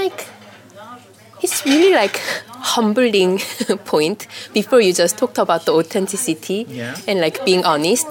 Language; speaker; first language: English; non-native, fluent; Korean